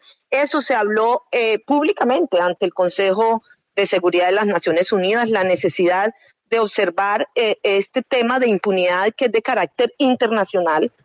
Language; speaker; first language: Spanish; native; Spanish